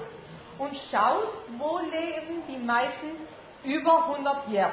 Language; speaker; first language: German; non-native, fluent; Spanish